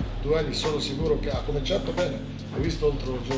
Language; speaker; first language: Italian; non-native, fluent; Serbian